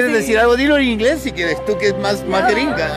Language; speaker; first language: Spanish; native; Spanish